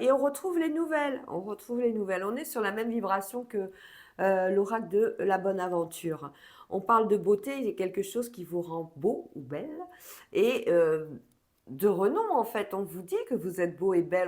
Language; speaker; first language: French; native; French